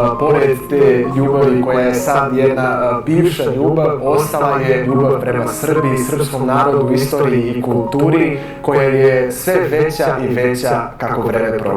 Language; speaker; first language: Serbian; non-native, fluent; Portuguese